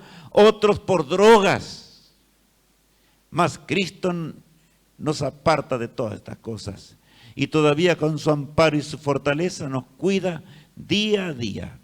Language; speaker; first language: Spanish; native; Spanish